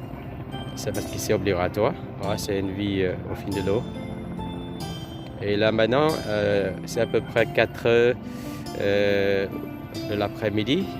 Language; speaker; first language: French; non-native, fluent; Vietnamese